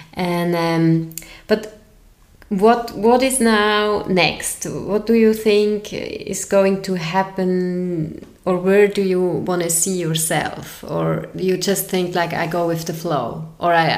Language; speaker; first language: English; non-native, fluent; German